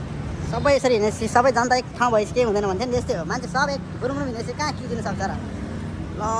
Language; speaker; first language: Nepali; native; Nepali